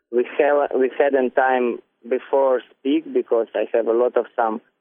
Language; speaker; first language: English; non-native, learner; Ukrainian